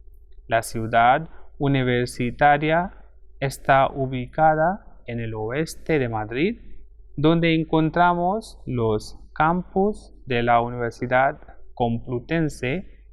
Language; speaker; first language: Spanish; non-native, fluent; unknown